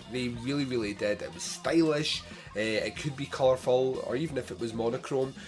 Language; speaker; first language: English; native; English